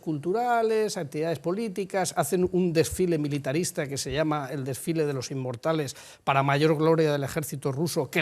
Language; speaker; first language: Spanish; native; Spanish